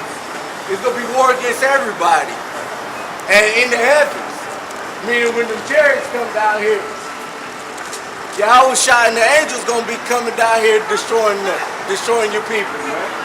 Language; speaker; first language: English; native; English